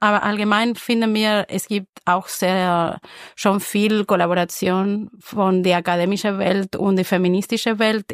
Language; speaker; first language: German; non-native, fluent; Spanish